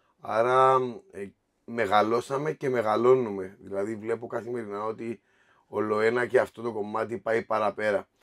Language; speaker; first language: Greek; native; Greek